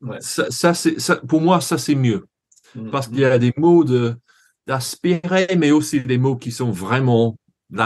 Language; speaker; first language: French; non-native, learner; English